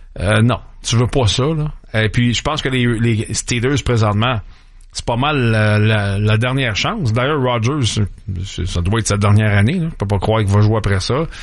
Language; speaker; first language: French; native; French